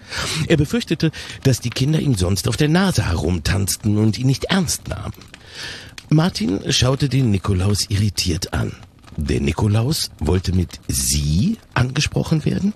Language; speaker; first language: German; native; German